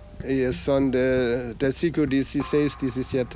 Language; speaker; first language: Spanish; non-native, fluent; German